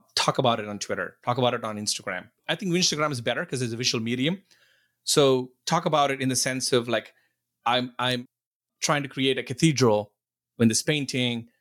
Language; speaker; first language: English; non-native, local second language; Telugu